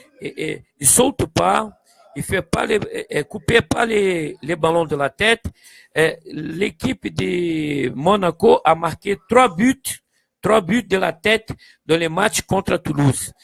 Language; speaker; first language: French; non-native, fluent; Portuguese